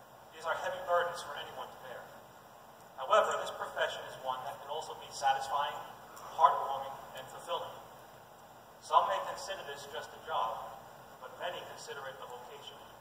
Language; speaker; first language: English; native; English